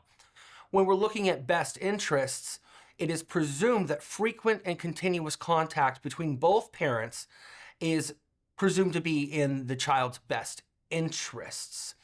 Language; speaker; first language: English; native; English